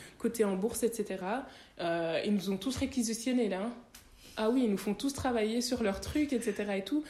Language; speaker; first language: French; native; French